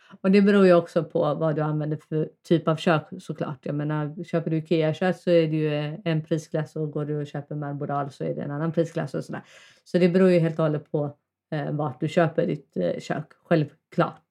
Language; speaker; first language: Swedish; native; Swedish